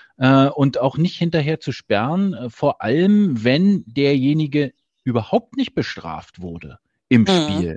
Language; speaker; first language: German; native; German